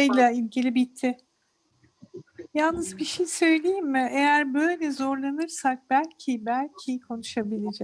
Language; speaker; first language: Turkish; native; Turkish